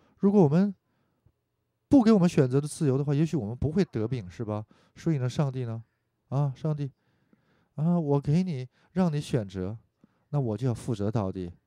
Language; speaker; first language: Chinese; non-native, fluent; Korean